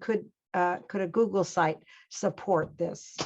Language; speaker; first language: English; native; English